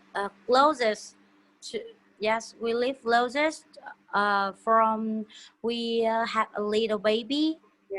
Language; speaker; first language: English; non-native, learner; Vietnamese